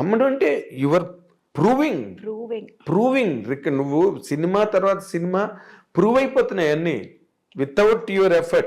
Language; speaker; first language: Telugu; native; Telugu